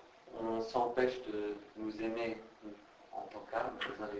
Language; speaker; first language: French; native; French